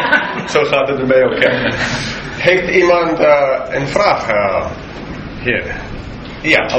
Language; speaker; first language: Dutch; non-native, fluent; English